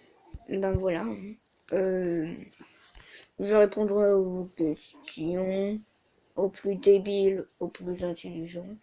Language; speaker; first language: French; native; French